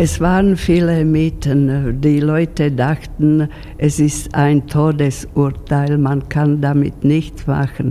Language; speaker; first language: German; non-native, fluent; Slovak